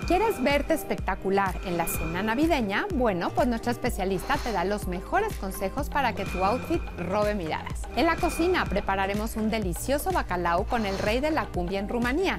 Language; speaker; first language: Spanish; native; Spanish